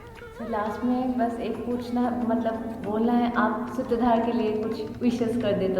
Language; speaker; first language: Hindi; non-native, local second language; Assamese